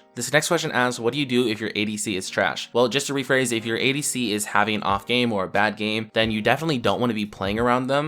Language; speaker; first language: English; native; English